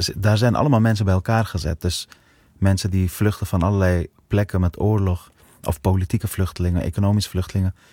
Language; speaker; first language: Dutch; early bilingual, other home language; Persian